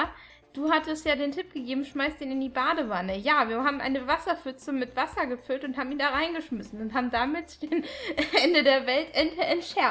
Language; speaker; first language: German; native; German